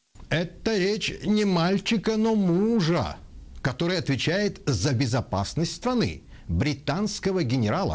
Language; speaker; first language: Russian; native; Russian